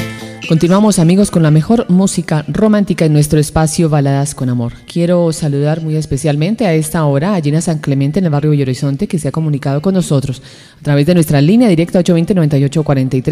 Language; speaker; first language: Spanish; native; Spanish